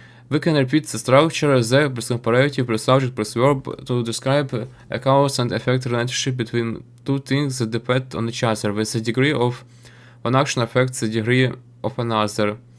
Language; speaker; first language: English; non-native, learner; Ukrainian